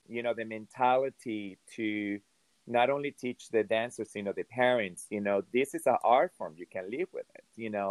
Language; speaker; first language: English; non-native, fluent; Hungarian